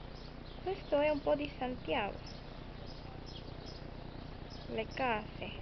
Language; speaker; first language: Italian; non-native, learner; Spanish